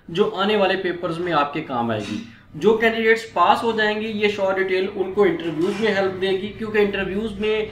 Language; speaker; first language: Urdu; non-native, local second language; Punjabi